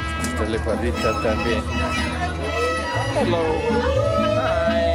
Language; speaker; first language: Spanish; non-native, learner; Amharic